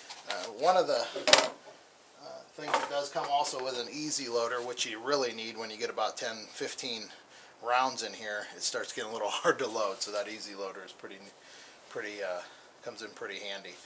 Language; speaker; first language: English; native; English